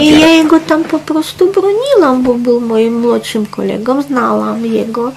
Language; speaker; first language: Polish; non-native, fluent; Russian